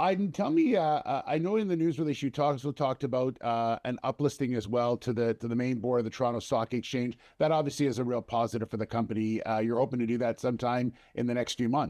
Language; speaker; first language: English; native; English